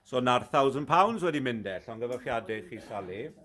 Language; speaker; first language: Welsh; native; Welsh